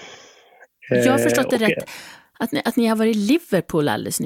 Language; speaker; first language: Swedish; native; Swedish